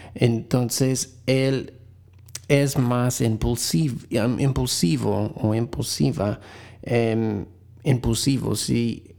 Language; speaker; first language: Spanish; non-native, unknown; English